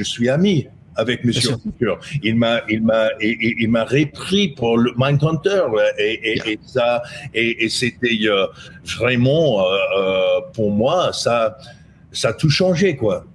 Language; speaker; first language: French; non-native, fluent; English